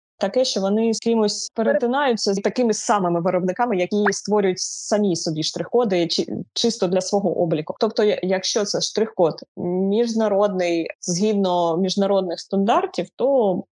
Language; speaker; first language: Ukrainian; non-native, local second language; Russian